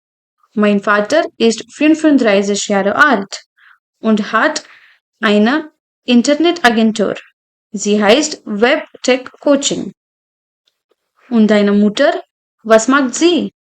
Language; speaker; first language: German; non-native, fluent; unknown